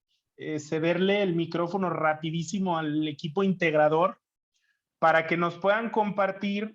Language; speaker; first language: Spanish; native; Spanish